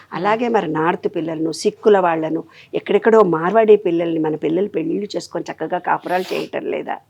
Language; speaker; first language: Telugu; native; Telugu